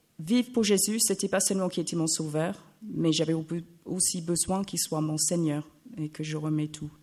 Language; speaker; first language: French; non-native, fluent; English